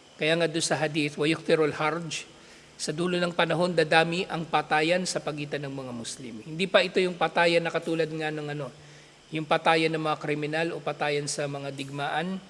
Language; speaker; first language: Filipino; native; Filipino